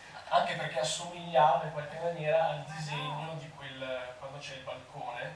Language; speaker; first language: Italian; native; Italian